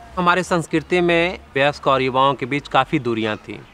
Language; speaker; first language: Hindi; native; Hindi